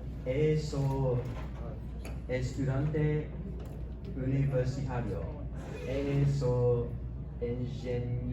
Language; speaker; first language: Portuguese; non-native, learner; English